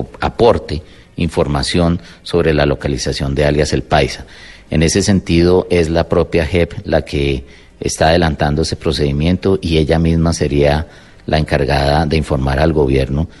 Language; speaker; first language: Spanish; native; Spanish